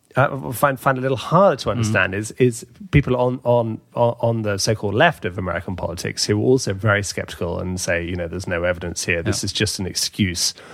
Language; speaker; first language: English; native; English